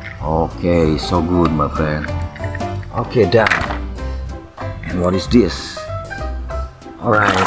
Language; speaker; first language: English; non-native, learner; Indonesian